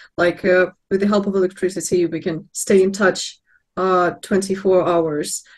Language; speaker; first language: English; non-native, fluent; Russian